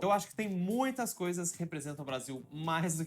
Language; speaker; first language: Portuguese; native; Portuguese